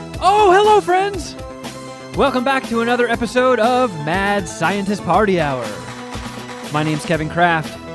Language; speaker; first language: English; native; English